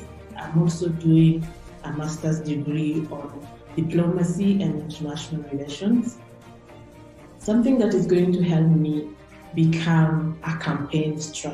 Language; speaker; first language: English; non-native, local second language; Kinyarwanda